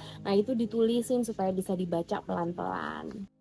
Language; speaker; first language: Indonesian; native; Indonesian